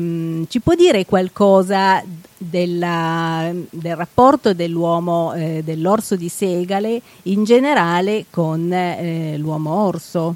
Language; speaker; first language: Italian; native; Italian